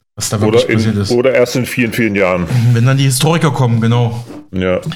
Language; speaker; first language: German; native; German